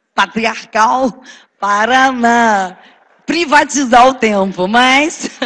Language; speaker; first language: Portuguese; native; Portuguese